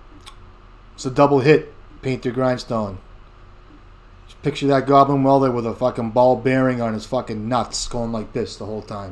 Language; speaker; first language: English; native; English